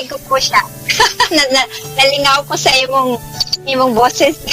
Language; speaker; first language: Cebuano; non-native, local second language; Filipino